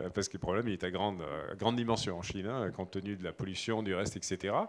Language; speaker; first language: French; native; French